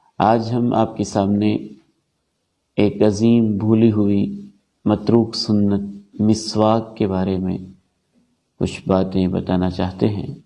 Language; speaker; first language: Urdu; non-native, local second language; Punjabi